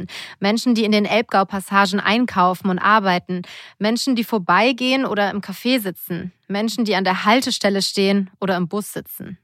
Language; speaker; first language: German; native; German